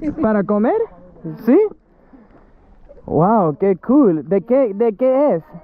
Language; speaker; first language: Spanish; non-native, learner; English